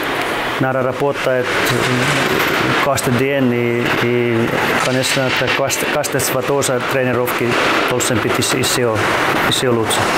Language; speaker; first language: Russian; non-native, learner; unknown